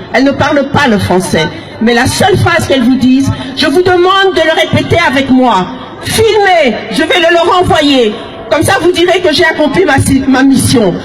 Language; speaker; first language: French; early bilingual, other home language; Lingala